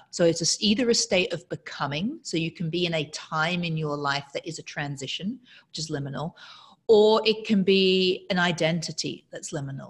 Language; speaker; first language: English; native; English